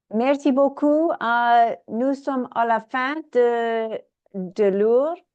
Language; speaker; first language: French; non-native, learner; English